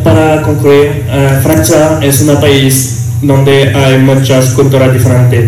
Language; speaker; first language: Spanish; non-native, learner; French